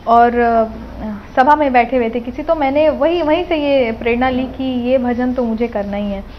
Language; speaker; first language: Hindi; native; Hindi